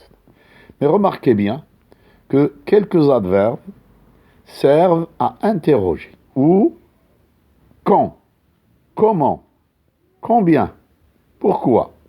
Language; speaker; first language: French; non-native, local second language; Arabic